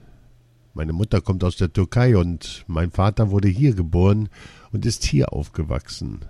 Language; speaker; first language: German; early bilingual, other home language; Turkish